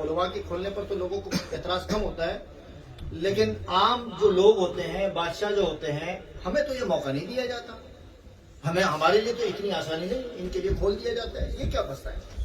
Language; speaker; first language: Urdu; native; Urdu